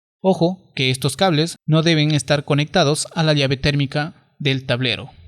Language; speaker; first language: Spanish; native; Spanish